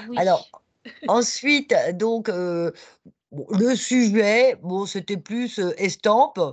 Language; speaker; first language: French; native; French